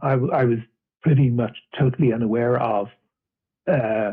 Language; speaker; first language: English; native; English